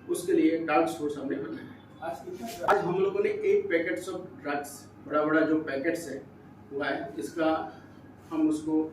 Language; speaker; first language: Hindi; non-native, local second language; Assamese